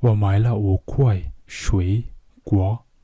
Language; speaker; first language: Chinese; non-native, fluent; Mongolian